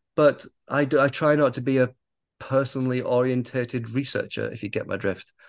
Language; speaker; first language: English; native; English